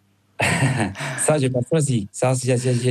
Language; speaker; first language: French; non-native, fluent; Spanish